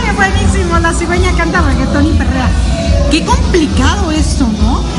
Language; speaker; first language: Spanish; native; Spanish